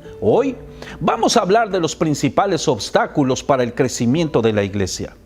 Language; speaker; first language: Spanish; native; Spanish